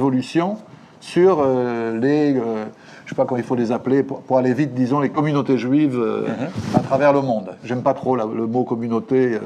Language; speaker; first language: French; native; French